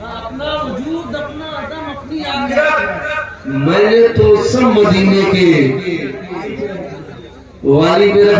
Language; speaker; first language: Urdu; native; Urdu